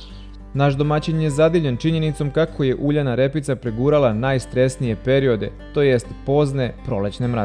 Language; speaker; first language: Serbian; native; Serbian